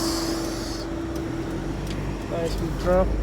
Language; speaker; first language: English; non-native, learner; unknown